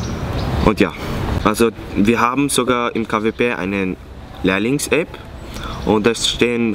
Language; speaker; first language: German; non-native, fluent; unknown